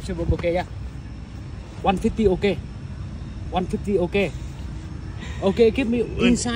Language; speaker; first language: English; non-native, learner; Vietnamese